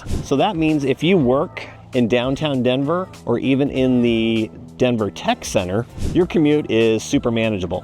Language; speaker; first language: English; native; English